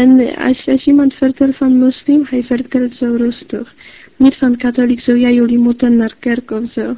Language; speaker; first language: Dutch; non-native, learner; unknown